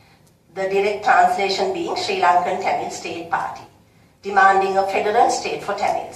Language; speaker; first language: English; non-native, local second language; Sinhala